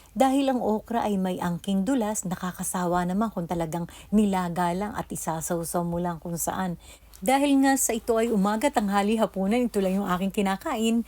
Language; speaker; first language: Filipino; native; Filipino